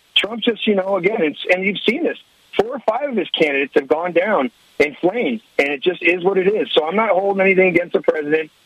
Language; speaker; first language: English; native; English